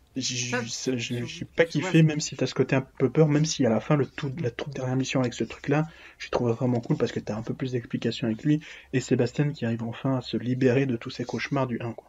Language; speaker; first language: French; native; French